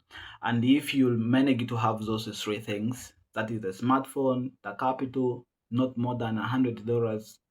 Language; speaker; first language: English; non-native, local second language; Swahili